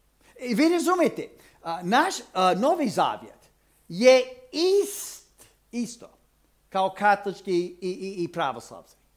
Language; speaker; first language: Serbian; non-native, fluent; English